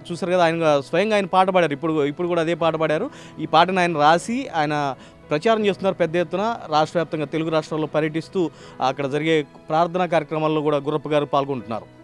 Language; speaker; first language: Telugu; native; Telugu